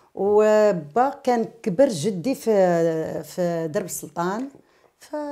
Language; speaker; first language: Arabic; native; Arabic